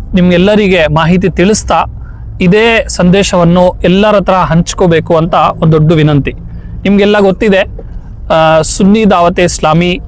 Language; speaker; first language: Kannada; non-native, local second language; Urdu